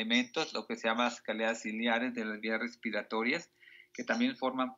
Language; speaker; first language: Spanish; native; Spanish